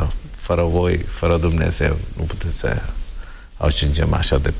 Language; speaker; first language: Romanian; non-native, learner; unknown